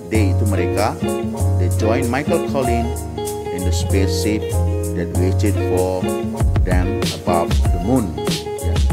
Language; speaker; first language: English; non-native, fluent; Indonesian